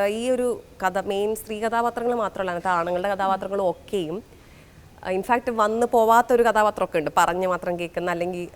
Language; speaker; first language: Malayalam; native; Malayalam